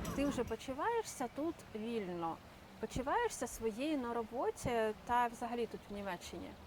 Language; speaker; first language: Ukrainian; native; Ukrainian